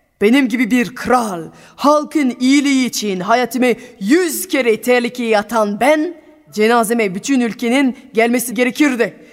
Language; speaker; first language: Turkish; non-native, fluent; French